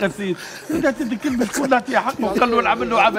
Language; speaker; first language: Arabic; native; Arabic